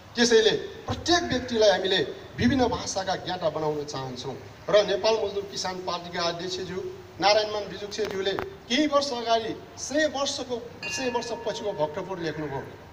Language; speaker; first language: Nepali; non-native, local second language; Newari